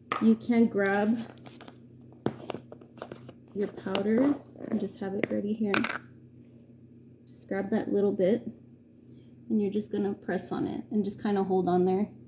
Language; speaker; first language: English; native; English